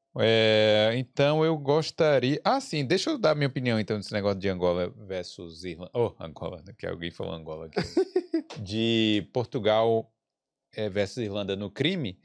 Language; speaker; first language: Portuguese; native; Portuguese